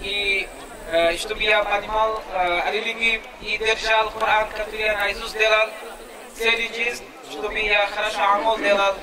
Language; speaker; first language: Russian; non-native, learner; Bangla